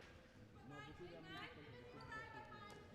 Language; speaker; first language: Portuguese; non-native, learner; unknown